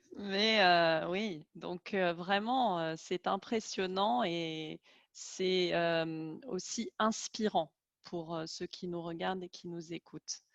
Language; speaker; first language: French; native; French